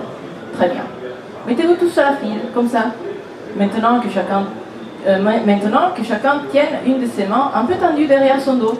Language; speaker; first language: French; non-native, fluent; Italian